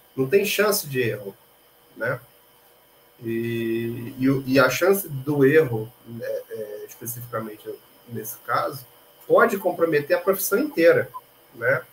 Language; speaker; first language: Portuguese; native; Portuguese